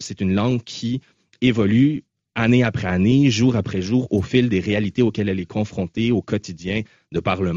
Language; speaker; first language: French; native; French